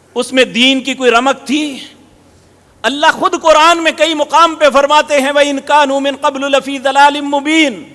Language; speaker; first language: Urdu; non-native, local second language; Punjabi